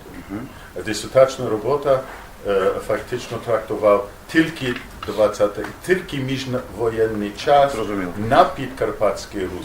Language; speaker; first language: Ukrainian; non-native, learner; English